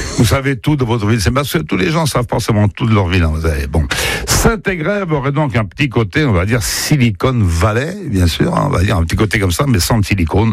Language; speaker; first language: French; native; French